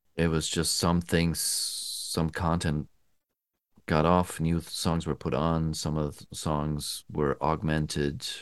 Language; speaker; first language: English; non-native, fluent; German